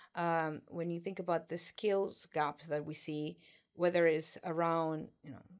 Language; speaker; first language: English; non-native, fluent; Spanish